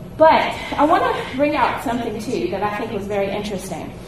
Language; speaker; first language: English; native; English